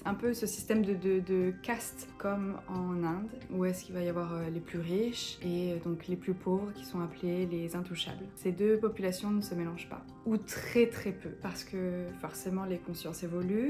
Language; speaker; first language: French; native; French